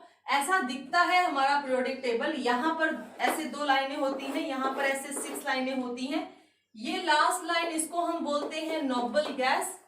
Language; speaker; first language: Hindi; native; Hindi